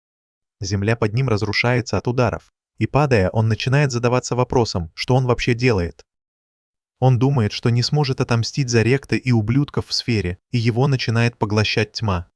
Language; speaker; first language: Russian; native; Russian